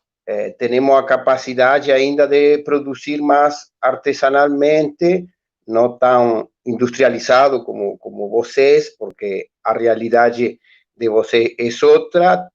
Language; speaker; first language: Portuguese; non-native, learner; Spanish